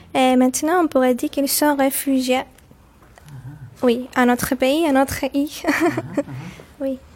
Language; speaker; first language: French; non-native, learner; Greek